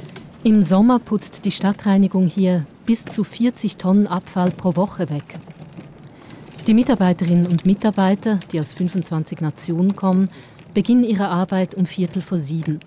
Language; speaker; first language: German; native; German